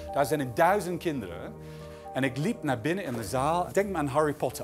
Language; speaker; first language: Dutch; non-native, fluent; English